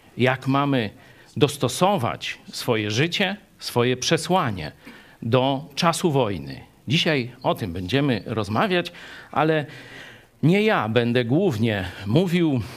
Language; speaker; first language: Polish; native; Polish